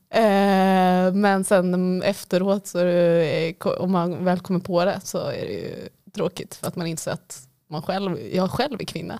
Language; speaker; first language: Swedish; native; Swedish